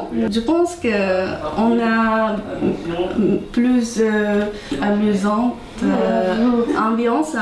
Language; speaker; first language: French; non-native, learner; Japanese